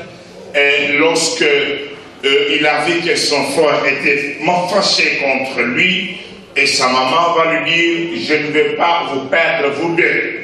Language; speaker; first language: French; non-native, local second language; Lingala